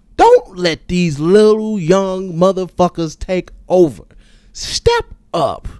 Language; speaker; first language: English; native; English